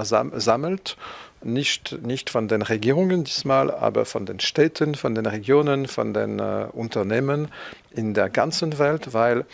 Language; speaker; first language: German; non-native, fluent; French